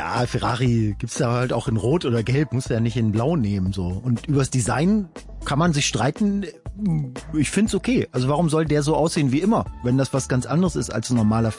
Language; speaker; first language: German; native; German